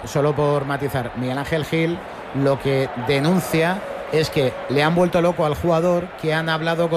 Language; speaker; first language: Spanish; native; Spanish